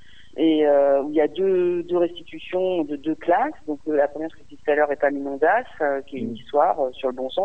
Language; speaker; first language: French; native; French